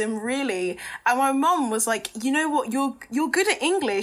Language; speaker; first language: English; native; English